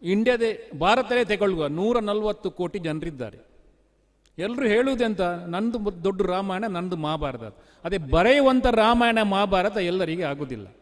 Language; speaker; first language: Kannada; non-native, local second language; Tulu